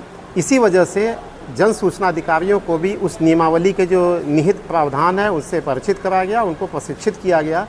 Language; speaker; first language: Hindi; native; Hindi